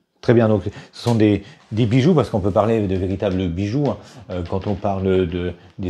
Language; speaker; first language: French; native; French